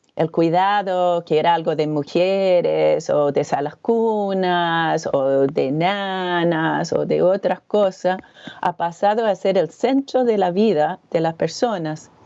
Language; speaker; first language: Spanish; non-native, fluent; English